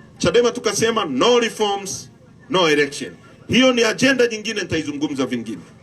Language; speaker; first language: Swahili; native; Swahili